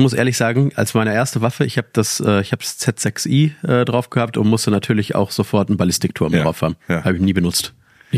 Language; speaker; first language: German; native; German